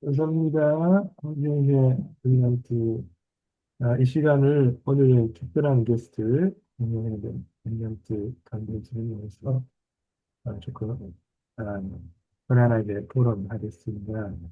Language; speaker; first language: Korean; non-native, learner; Japanese